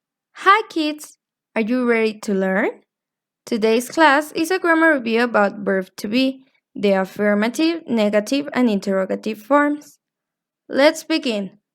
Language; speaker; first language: English; non-native, fluent; Spanish